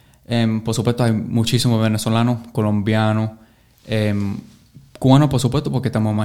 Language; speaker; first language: Spanish; early bilingual, heritage; English